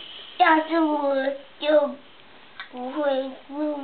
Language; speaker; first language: Chinese; early bilingual, heritage; Chinese